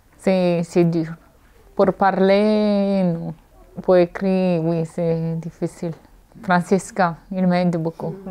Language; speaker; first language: French; non-native, learner; Italian